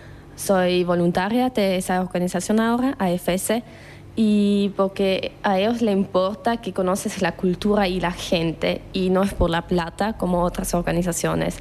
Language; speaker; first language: Spanish; non-native, fluent; German